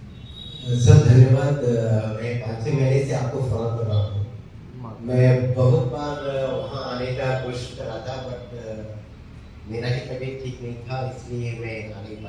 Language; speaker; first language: Hindi; non-native, local second language; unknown